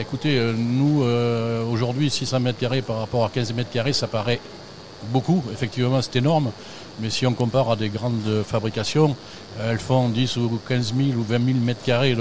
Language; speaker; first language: French; native; French